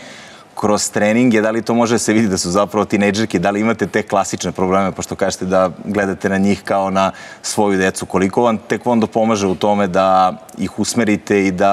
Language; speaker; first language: Croatian; native; Croatian